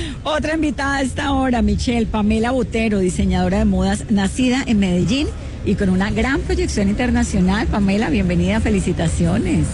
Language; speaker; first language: Spanish; native; Spanish